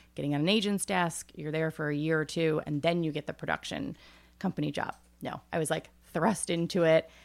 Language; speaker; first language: English; native; English